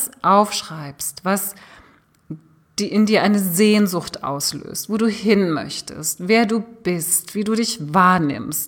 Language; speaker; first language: German; native; German